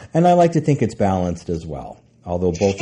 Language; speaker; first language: English; native; English